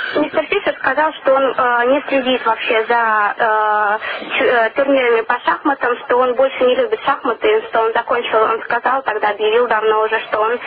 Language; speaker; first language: Russian; native; Russian